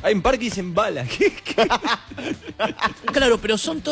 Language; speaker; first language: Spanish; native; Spanish